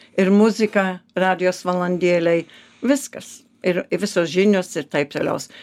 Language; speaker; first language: Lithuanian; early bilingual, heritage; Lithuanian